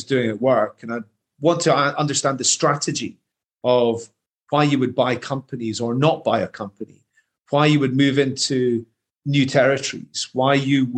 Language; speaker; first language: English; native; English